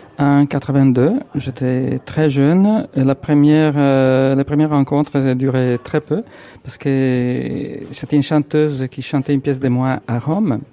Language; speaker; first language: French; non-native, fluent; Italian